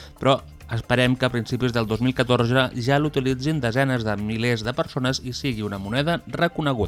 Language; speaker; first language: Catalan; native; Catalan